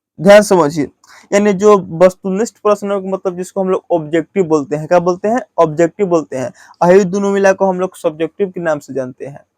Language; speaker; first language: Hindi; native; Hindi